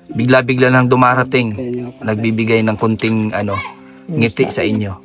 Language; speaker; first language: Filipino; native; Filipino